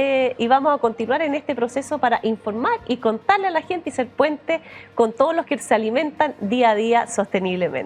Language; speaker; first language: Spanish; native; Spanish